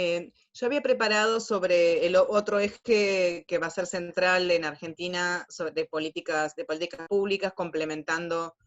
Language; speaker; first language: Spanish; native; Spanish